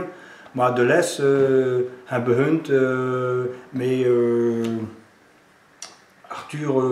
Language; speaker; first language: Dutch; non-native, local second language; French